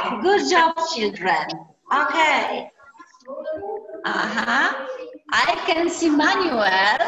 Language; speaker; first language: English; non-native, fluent; Polish